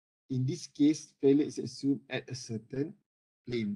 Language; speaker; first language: English; non-native, local second language; Malay